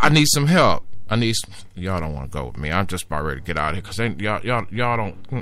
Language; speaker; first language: English; native; English